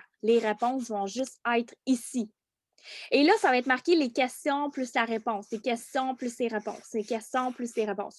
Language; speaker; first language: French; native; French